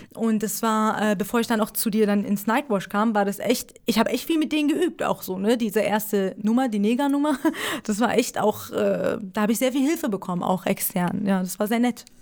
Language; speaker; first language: German; early bilingual, other home language; Persian